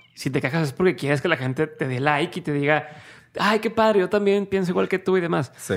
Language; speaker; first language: Spanish; native; Spanish